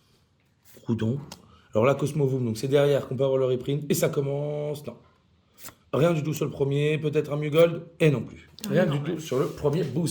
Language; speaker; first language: French; native; French